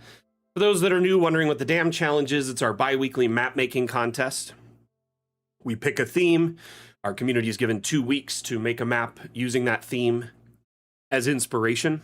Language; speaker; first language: English; native; English